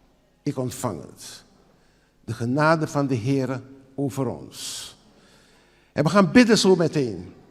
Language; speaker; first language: Dutch; non-native, local second language; Papiamento